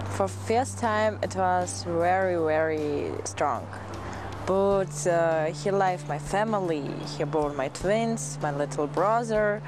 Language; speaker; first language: English; non-native, learner; German